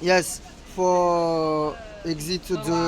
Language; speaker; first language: English; non-native, learner; French